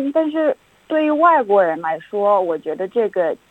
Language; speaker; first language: Chinese; non-native, fluent; English